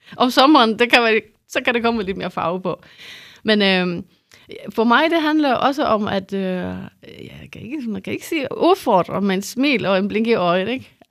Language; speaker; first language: Danish; non-native, fluent; Spanish